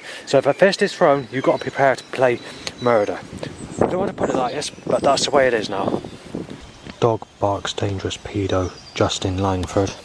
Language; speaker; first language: English; native; English